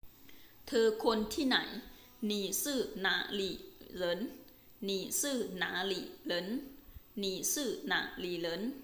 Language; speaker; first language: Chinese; non-native, fluent; Thai